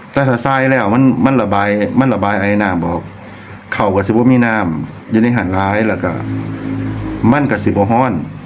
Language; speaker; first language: Thai; non-native, local second language; Lao